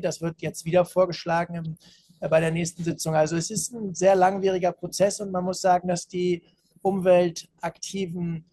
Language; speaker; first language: German; native; German